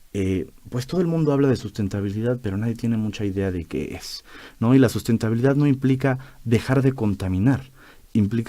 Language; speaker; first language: Spanish; native; Spanish